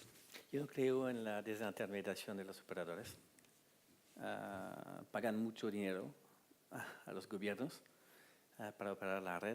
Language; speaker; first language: Spanish; non-native, fluent; French